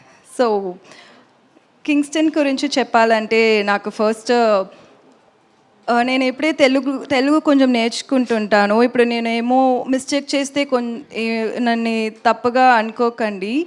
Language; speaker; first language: Telugu; non-native, learner; Tamil